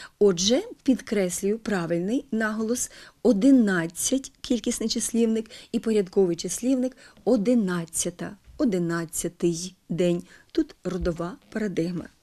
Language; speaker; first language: Ukrainian; native; Ukrainian